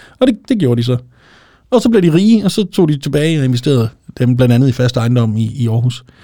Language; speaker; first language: Danish; native; Danish